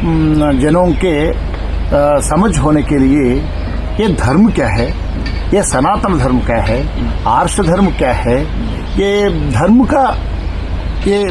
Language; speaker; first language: Hindi; non-native, local second language; Telugu